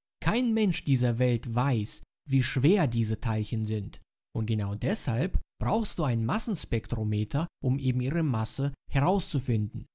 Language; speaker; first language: German; native; German